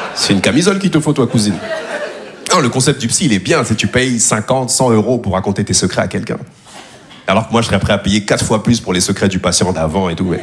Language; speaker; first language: French; native; French